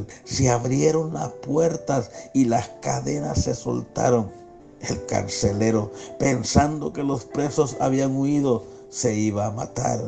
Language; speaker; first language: Spanish; native; Spanish